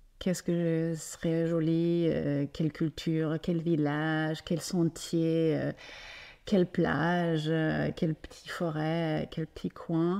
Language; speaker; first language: French; non-native, fluent; German